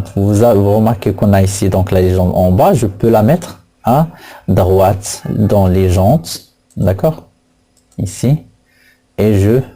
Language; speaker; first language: French; non-native, local second language; Arabic